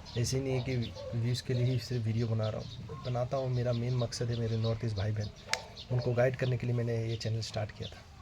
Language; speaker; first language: Hindi; non-native, local second language; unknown